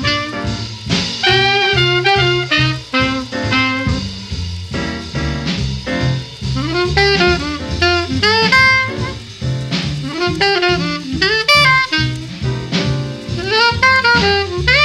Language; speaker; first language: English; native; English